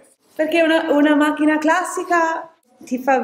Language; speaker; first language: Italian; non-native, fluent; English